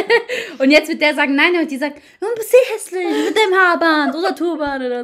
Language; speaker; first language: German; early bilingual, other home language; Albanian